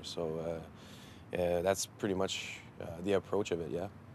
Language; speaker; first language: English; non-native, fluent; French